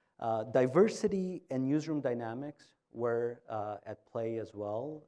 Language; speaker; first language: English; non-native, fluent; Albanian